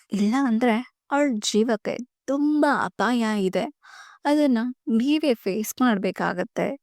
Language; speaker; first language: Kannada; native; Kannada